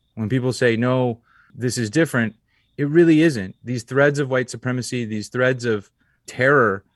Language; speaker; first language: English; native; English